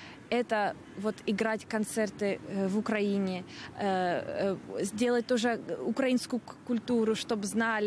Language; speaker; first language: Ukrainian; early bilingual, heritage; Ukrainian